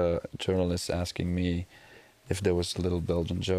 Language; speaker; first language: English; non-native, fluent; Dutch